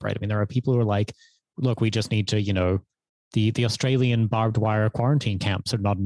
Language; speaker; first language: English; native; English